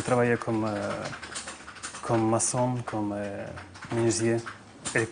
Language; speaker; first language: French; non-native, fluent; Russian